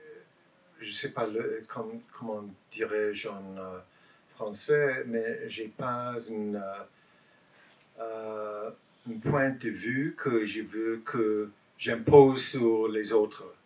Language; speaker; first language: French; non-native, learner; English